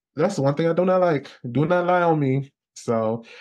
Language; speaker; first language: English; native; English